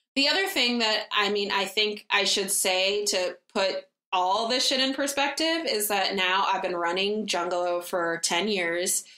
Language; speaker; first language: English; native; English